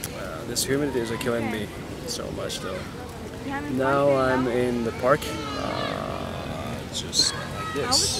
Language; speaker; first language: English; non-native, learner; Japanese